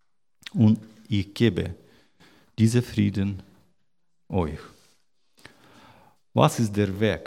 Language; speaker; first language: German; non-native, learner; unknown